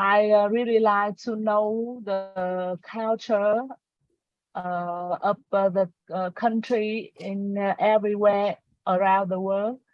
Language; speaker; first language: English; non-native, learner; Vietnamese